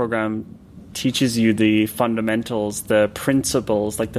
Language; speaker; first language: English; native; English